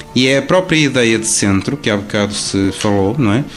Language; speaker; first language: Portuguese; native; Portuguese